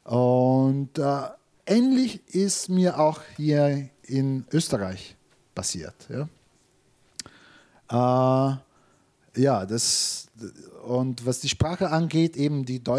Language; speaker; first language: German; non-native, fluent; Italian